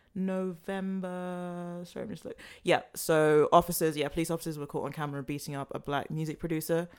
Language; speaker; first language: English; native; English